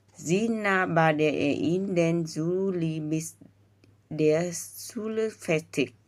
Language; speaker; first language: German; non-native, learner; Vietnamese